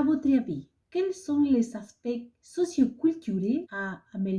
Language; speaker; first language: French; non-native, learner; Spanish